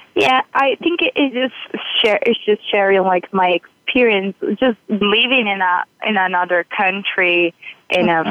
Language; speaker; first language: English; non-native, fluent; Portuguese